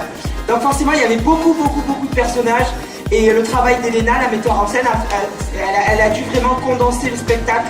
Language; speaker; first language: French; native; French